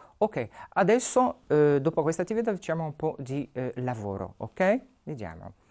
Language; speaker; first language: Italian; non-native, fluent; Arabic